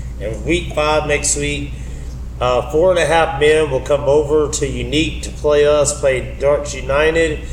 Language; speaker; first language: English; native; English